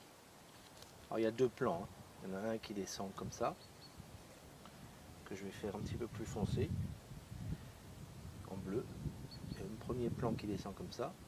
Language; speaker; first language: French; native; French